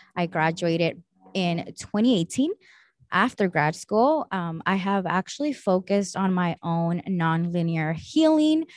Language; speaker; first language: English; early bilingual, other home language; Spanish